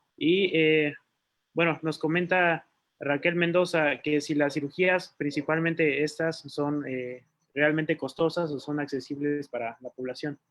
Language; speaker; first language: Spanish; native; Spanish